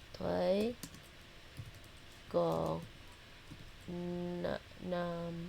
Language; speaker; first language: Vietnamese; non-native, learner; English